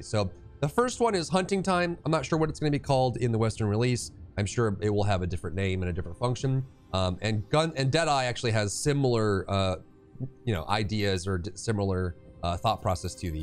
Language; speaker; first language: English; native; English